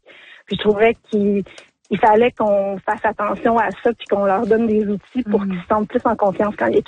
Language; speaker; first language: French; native; French